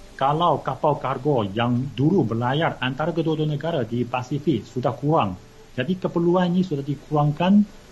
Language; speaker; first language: Malay; non-native, fluent; Chinese